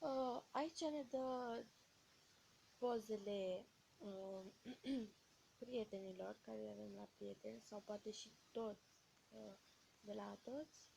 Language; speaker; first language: Romanian; native; Romanian